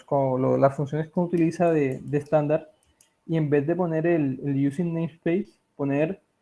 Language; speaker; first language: Spanish; native; Spanish